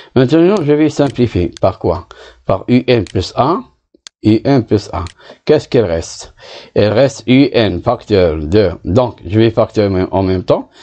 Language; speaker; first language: French; non-native, local second language; Arabic